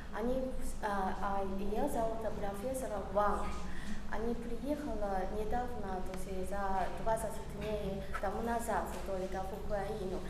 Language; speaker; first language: Russian; non-native, learner; Chinese